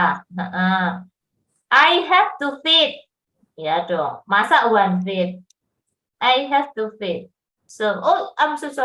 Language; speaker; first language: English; non-native, fluent; Indonesian